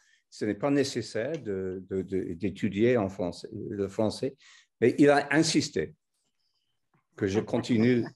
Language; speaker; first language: French; non-native, fluent; English